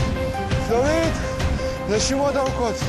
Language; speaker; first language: Hebrew; native; Hebrew